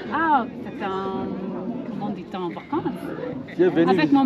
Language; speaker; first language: French; non-native, learner; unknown